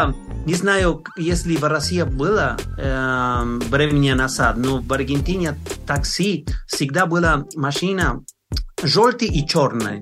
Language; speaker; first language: Russian; non-native, learner; Spanish